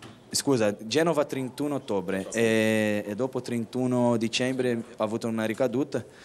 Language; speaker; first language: Italian; non-native, fluent; Portuguese